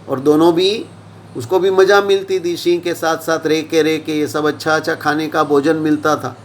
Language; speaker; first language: Hindi; non-native, local second language; Gujarati